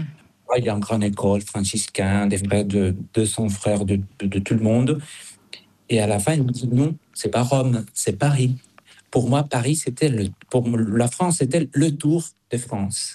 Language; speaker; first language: French; non-native, fluent; Spanish